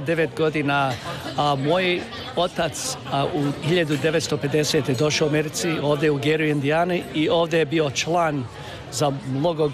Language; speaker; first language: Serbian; early bilingual, heritage; Serbian